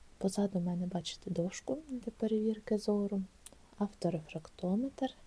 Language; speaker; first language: Ukrainian; native; Ukrainian